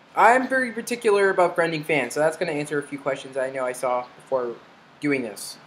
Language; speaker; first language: English; native; English